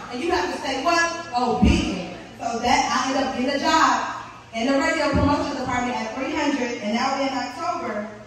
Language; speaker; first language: English; native; English